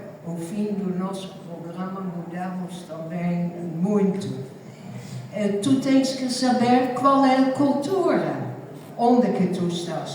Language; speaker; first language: Portuguese; non-native, fluent; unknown